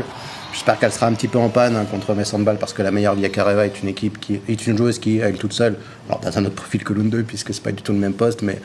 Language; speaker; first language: French; native; French